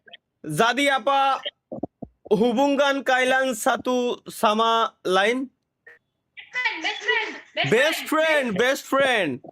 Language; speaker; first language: Indonesian; non-native, learner; Bangla